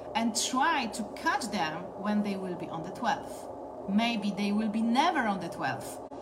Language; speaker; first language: English; non-native, learner; Polish